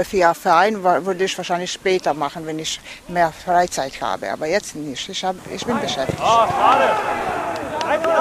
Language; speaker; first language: German; non-native, learner; Serbian